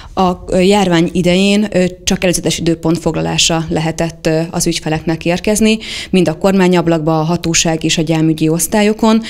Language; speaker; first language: Hungarian; native; Hungarian